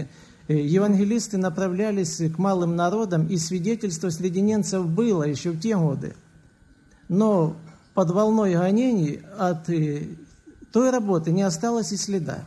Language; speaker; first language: Russian; native; Russian